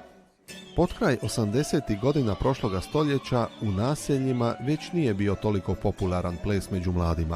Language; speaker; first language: Bosnian; native; Bosnian